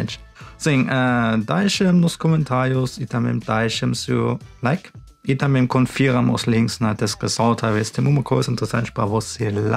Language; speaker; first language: Portuguese; non-native, fluent; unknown